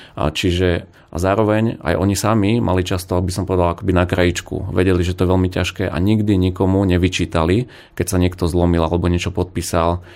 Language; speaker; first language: Slovak; native; Slovak